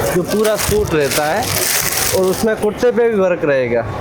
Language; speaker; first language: Hindi; native; Hindi